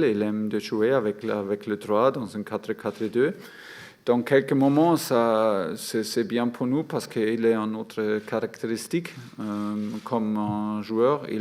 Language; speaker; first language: French; non-native, fluent; German